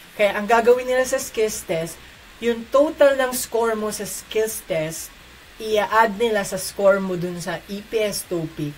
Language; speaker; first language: Filipino; native; Filipino